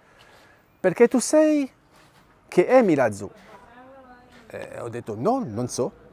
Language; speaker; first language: Italian; non-native, fluent; French